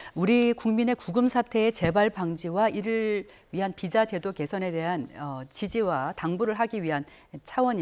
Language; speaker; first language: Korean; native; Korean